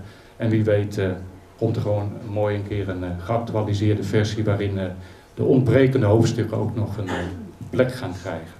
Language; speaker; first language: Dutch; native; Dutch